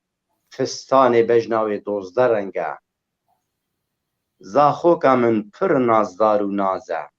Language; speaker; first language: Kurdish; native; Kurdish